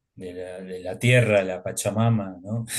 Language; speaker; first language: Spanish; native; Spanish